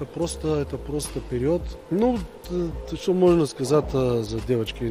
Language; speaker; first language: Russian; non-native, learner; Bulgarian